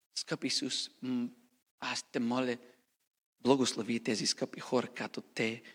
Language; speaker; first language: Bulgarian; non-native, fluent; English